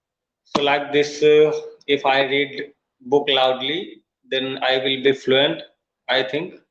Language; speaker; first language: English; non-native, learner; Hindi